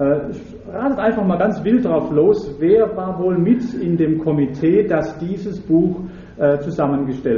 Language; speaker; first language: German; native; German